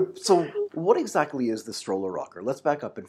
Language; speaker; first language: English; native; English